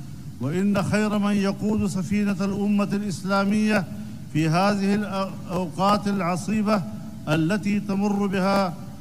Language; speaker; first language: Arabic; non-native, fluent; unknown